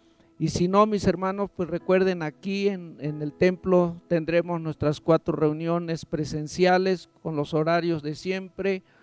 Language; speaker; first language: Spanish; native; Spanish